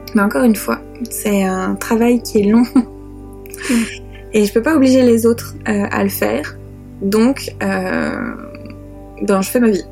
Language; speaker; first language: French; native; French